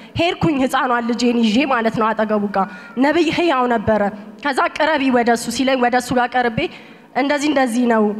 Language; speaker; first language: Amharic; native; Amharic